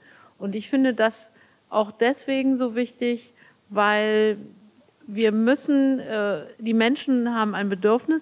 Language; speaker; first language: German; native; German